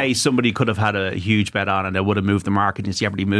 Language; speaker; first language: English; native; English